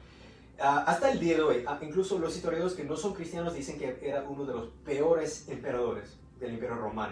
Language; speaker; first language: Spanish; early bilingual, heritage; Spanish